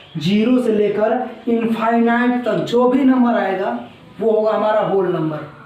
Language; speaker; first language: Hindi; native; Hindi